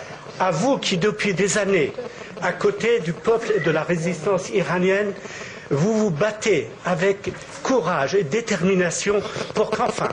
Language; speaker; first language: French; native; French